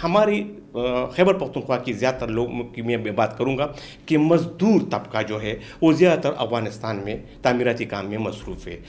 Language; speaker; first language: Urdu; non-native, local second language; Pashto